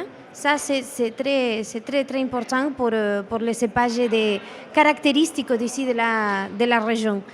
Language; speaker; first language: French; non-native, learner; Spanish